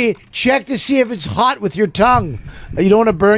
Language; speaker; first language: English; native; English